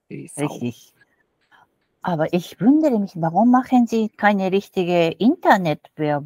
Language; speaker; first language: German; non-native, fluent; Japanese